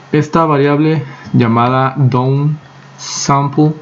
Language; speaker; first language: Spanish; native; Spanish